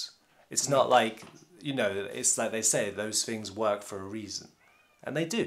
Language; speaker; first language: English; native; English